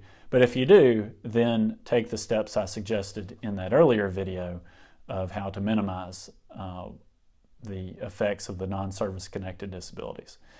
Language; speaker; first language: English; native; English